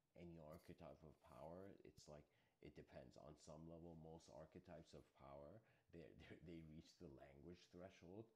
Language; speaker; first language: English; native; English